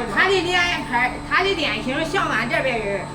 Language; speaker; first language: Chinese; native; Chinese